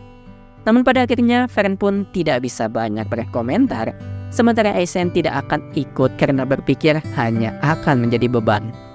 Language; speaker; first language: Indonesian; native; Indonesian